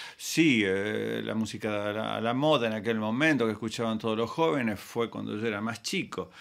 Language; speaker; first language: Spanish; native; Spanish